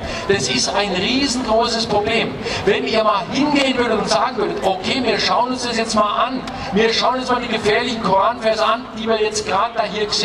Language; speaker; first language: German; native; German